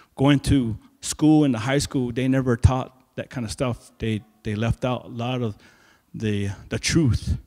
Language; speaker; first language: English; native; English